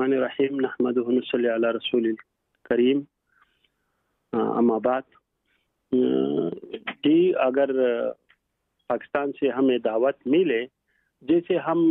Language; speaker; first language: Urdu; non-native, fluent; Pashto